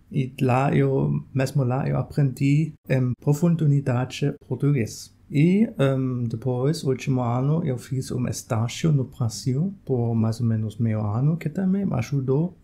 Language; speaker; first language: Portuguese; non-native, fluent; German